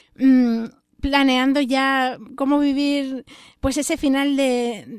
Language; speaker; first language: Spanish; native; Spanish